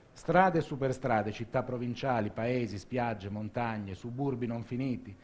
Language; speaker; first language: Italian; native; Italian